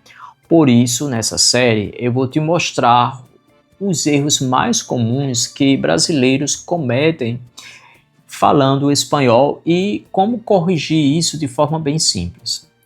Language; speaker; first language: Portuguese; non-native, fluent; Spanish